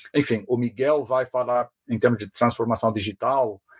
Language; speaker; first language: Portuguese; non-native, fluent; English